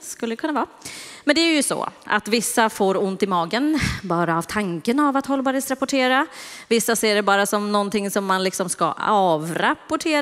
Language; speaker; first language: Swedish; native; Swedish